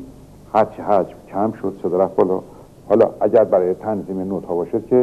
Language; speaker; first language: Persian; native; Persian